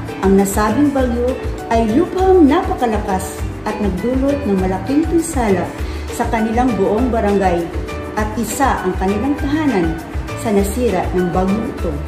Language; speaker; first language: Filipino; non-native, local second language; Cebuano